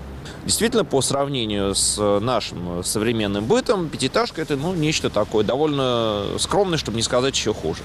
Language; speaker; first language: Russian; native; Russian